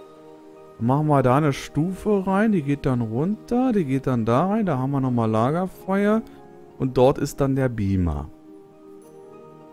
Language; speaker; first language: German; native; German